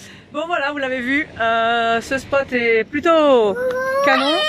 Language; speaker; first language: French; native; French